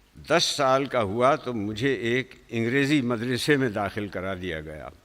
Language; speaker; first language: Urdu; native; Urdu